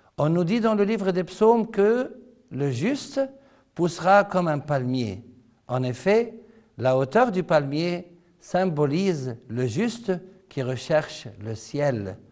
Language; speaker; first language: French; non-native, fluent; Arabic